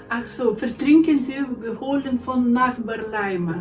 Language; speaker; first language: German; non-native, learner; Lithuanian